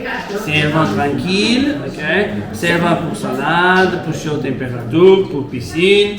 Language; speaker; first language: French; non-native, learner; Portuguese